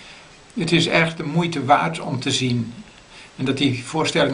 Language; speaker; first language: Dutch; native; Dutch